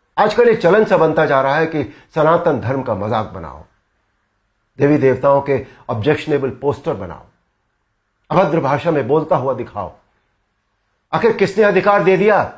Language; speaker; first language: Hindi; native; Hindi